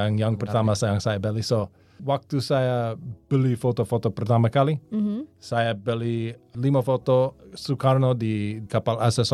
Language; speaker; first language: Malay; non-native, learner; English